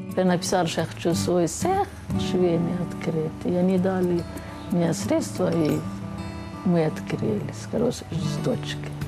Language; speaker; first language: Ukrainian; non-native, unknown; Persian